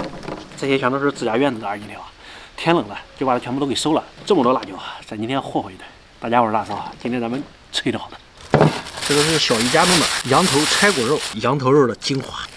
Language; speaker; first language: Chinese; native; Chinese